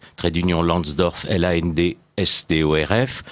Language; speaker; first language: French; native; French